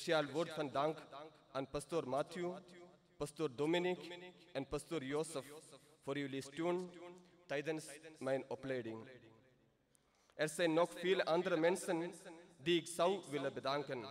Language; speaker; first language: Dutch; non-native, fluent; Malayalam